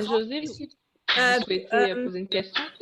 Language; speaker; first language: French; native; French